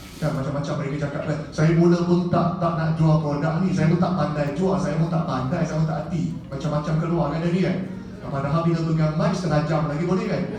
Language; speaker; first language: Malay; non-native, local second language; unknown